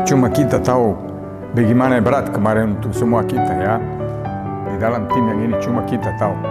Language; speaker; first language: Indonesian; non-native, fluent; Serbian